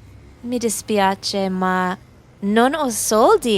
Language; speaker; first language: Italian; non-native, learner; English